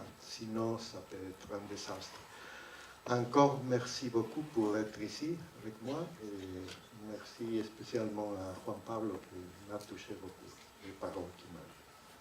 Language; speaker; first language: French; non-native, fluent; Spanish